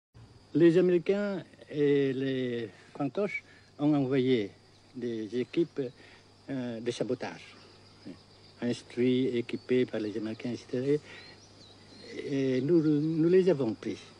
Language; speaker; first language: French; non-native, fluent; Vietnamese